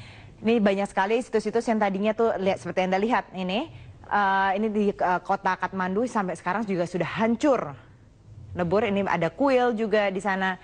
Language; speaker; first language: Indonesian; native; Indonesian